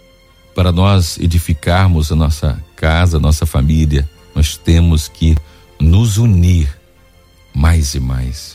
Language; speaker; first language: Portuguese; native; Portuguese